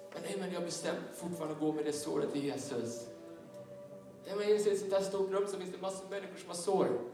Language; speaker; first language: Swedish; native; Swedish